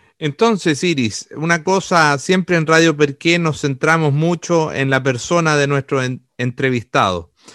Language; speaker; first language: Spanish; native; Spanish